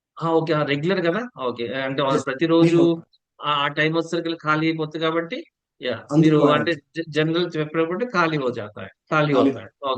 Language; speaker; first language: Hindi; non-native, local second language; Telugu